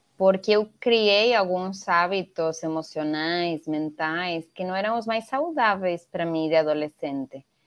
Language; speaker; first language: Portuguese; non-native, fluent; Spanish